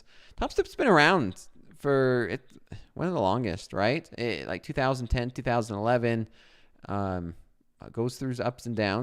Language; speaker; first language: English; native; English